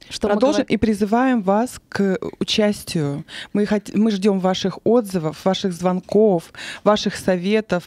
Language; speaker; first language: Russian; native; Russian